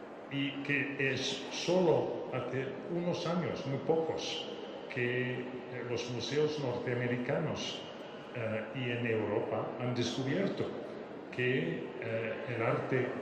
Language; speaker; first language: Spanish; non-native, fluent; French